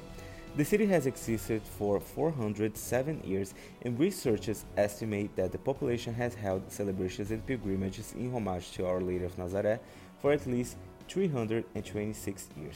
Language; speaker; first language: English; non-native, fluent; Portuguese